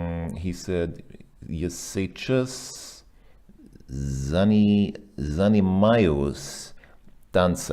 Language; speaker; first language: Russian; non-native, fluent; English